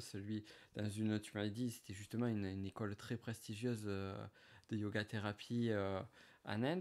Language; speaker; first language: French; native; French